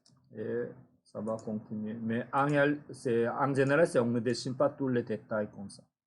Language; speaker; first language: French; non-native, fluent; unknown